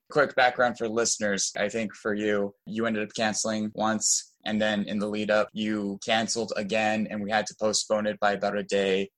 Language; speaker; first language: English; native; English